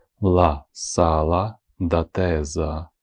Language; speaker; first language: Italian; non-native, fluent; Ukrainian